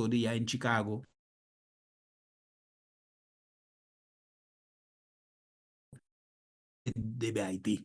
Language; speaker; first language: Spanish; non-native, fluent; Haitian Creole